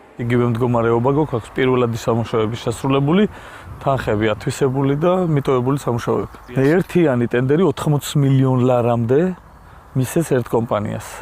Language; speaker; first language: Georgian; native; Georgian